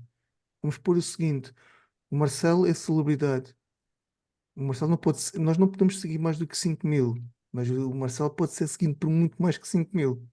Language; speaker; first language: Portuguese; native; Portuguese